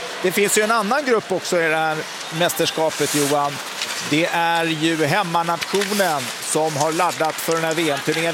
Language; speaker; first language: Swedish; native; Swedish